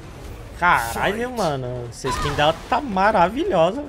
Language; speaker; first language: Portuguese; native; Portuguese